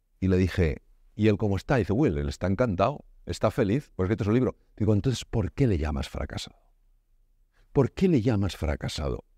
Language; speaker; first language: Spanish; native; Spanish